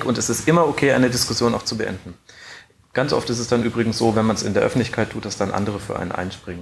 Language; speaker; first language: German; native; German